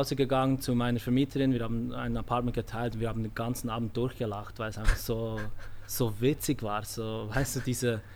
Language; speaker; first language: German; native; German